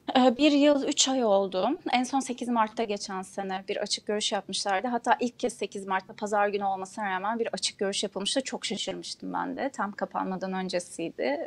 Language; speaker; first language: Turkish; non-native, local second language; Kurdish